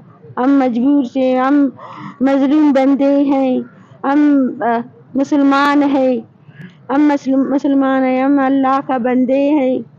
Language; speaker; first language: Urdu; non-native, local second language; Brahui